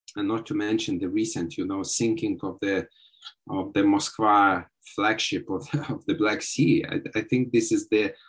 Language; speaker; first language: English; non-native, fluent; Lithuanian